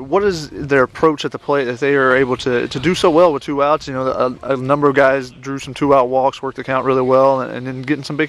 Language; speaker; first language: English; native; English